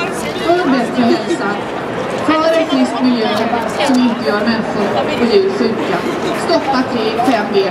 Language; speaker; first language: Swedish; native; Swedish